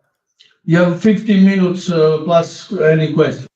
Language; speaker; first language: English; non-native, learner; Italian